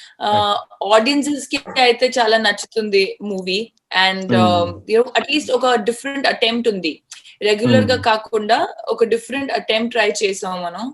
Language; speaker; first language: Telugu; non-native, fluent; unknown